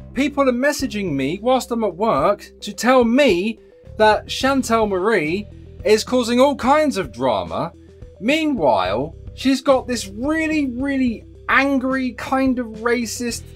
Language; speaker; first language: English; native; English